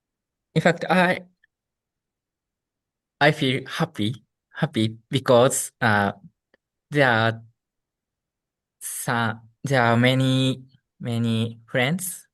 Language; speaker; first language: English; non-native, learner; Japanese